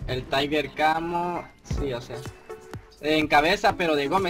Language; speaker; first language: Spanish; native; Spanish